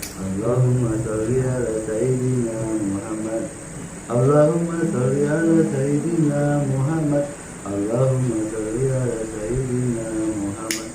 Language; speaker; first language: Indonesian; non-native, local second language; Javanese